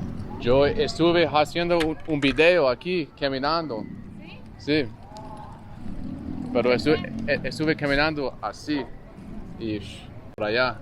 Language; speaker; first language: Spanish; non-native, learner; English